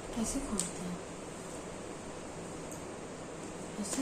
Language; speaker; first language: Hindi; native; Hindi